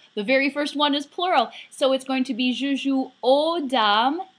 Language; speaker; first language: English; native; English